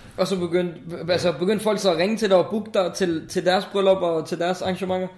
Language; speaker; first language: Danish; native; Danish